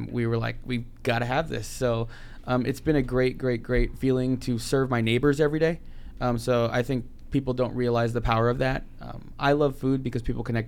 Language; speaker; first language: English; native; English